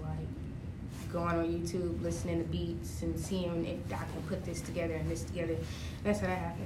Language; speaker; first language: English; native; English